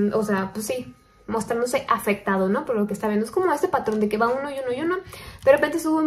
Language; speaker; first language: Spanish; native; Spanish